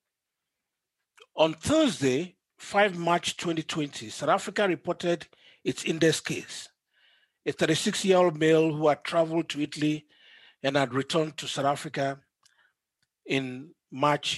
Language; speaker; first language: English; non-native, local second language; Yoruba